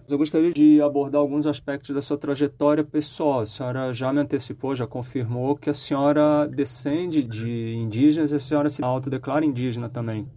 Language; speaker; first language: Portuguese; native; Portuguese